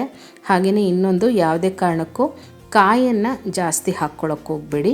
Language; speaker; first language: Kannada; native; Kannada